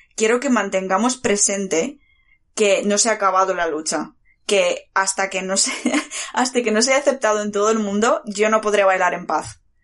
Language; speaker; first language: Spanish; early bilingual, other home language; Bulgarian